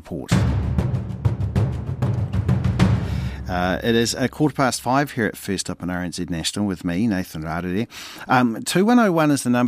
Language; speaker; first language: English; native; English